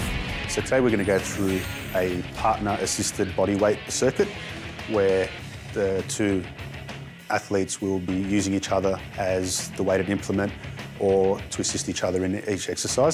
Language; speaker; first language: English; native; English